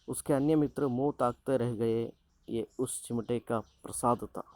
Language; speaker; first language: Hindi; non-native, local second language; Malayalam